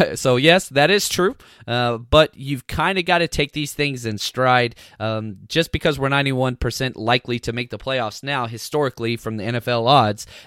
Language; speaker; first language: English; native; English